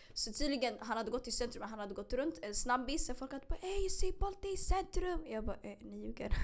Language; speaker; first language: Swedish; early bilingual, other home language; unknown